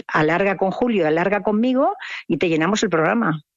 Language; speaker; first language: Spanish; non-native, local second language; Catalan